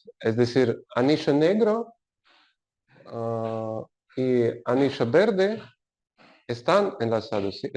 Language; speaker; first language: Spanish; non-native, learner; Russian